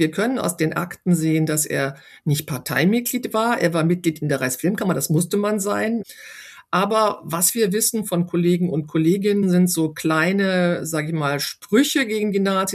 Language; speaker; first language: German; native; German